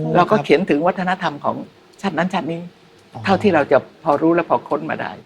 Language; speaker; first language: Thai; native; Thai